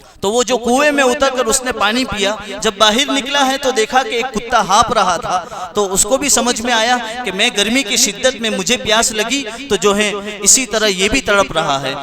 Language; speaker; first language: Urdu; non-native, local second language; Gujarati